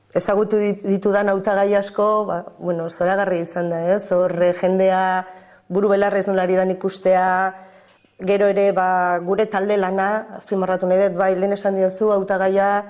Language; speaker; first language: Basque; native; Basque